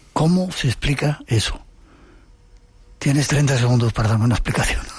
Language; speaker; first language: Spanish; native; Spanish